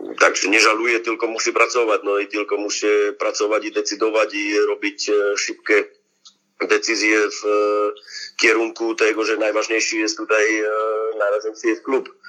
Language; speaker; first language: Polish; non-native, learner; Slovak